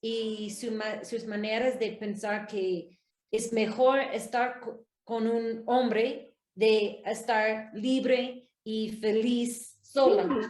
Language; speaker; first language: Spanish; non-native, learner; English